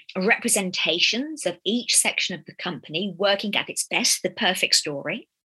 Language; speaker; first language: English; native; English